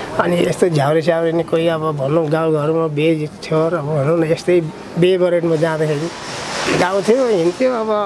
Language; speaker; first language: Nepali; non-native, local second language; Eastern Tamang